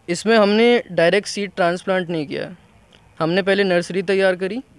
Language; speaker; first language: Hindi; native; Hindi